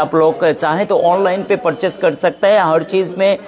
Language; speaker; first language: Hindi; non-native, local second language; Bangla